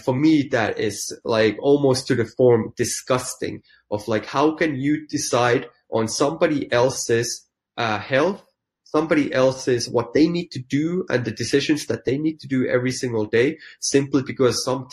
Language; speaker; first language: English; non-native, fluent; Finnish